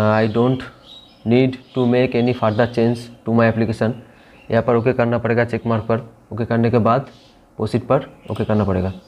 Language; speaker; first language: Hindi; non-native, local second language; Bangla